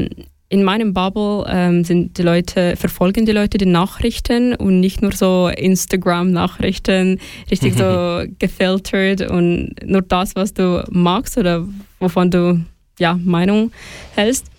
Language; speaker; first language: German; non-native, fluent; Ukrainian